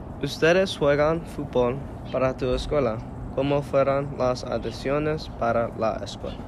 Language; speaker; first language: Spanish; non-native, learner; English